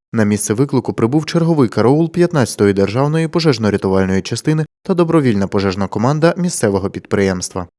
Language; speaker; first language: Ukrainian; native; Ukrainian